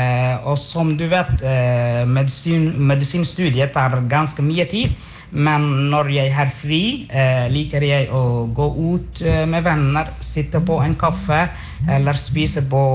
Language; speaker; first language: Norwegian; non-native, fluent; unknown